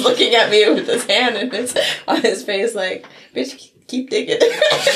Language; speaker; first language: English; early bilingual, other home language; German